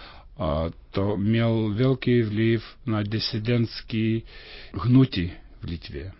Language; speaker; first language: Czech; non-native, fluent; Lithuanian